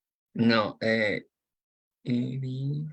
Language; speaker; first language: English; non-native, learner; Spanish